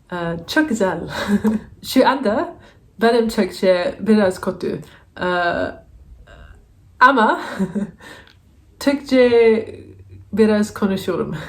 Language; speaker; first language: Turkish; non-native, learner; English